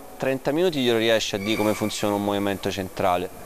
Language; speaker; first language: Italian; native; Italian